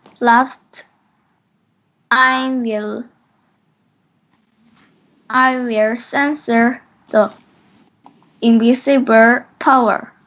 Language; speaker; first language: English; non-native, learner; Korean